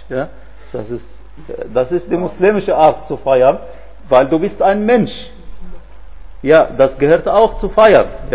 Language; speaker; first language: German; non-native, fluent; Arabic